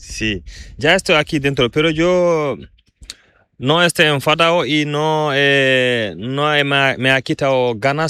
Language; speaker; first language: Spanish; non-native, learner; Fula